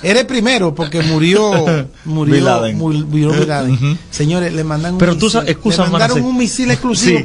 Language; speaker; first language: Spanish; native; Spanish